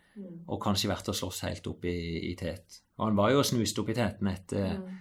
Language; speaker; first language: Norwegian; native; Norwegian